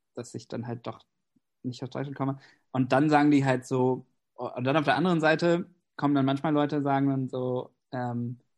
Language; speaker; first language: German; non-native, fluent; English